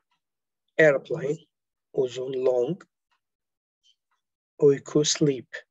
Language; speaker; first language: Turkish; non-native, fluent; Arabic